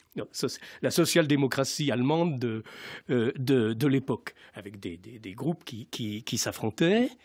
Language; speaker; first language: French; native; French